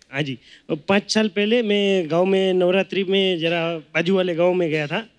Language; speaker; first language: Hindi; non-native, local second language; Gujarati